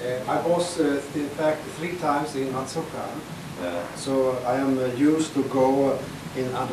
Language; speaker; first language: English; non-native, fluent; Swedish